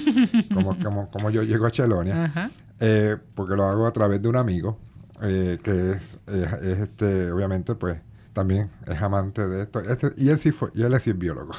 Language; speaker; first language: Spanish; native; Spanish